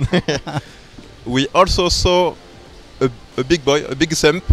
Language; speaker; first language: English; non-native, fluent; French